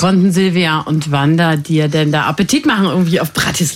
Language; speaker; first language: German; native; German